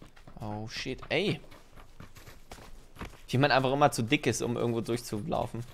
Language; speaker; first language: German; native; German